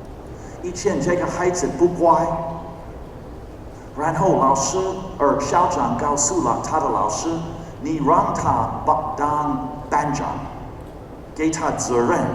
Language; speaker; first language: Chinese; non-native, fluent; English